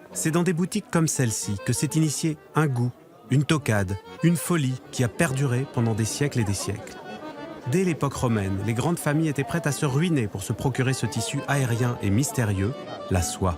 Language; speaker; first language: French; native; French